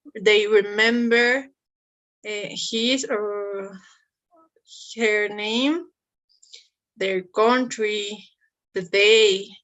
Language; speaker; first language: English; non-native, learner; Spanish